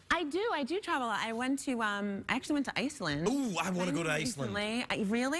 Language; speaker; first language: English; native; English